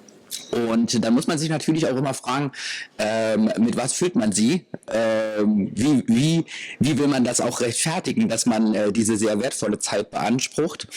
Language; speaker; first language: German; native; German